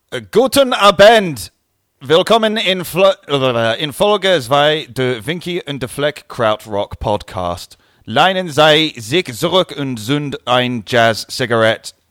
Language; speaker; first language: German; non-native, learner; English